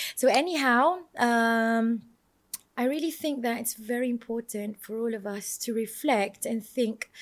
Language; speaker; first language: English; non-native, local second language; Malay